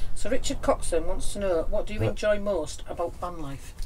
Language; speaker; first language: English; native; English